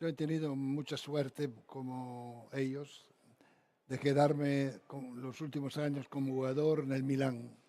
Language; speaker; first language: Spanish; non-native, fluent; Italian